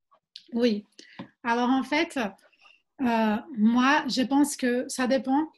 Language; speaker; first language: French; non-native, fluent; Portuguese